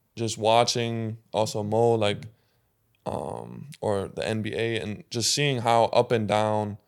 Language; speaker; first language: English; non-native, fluent; German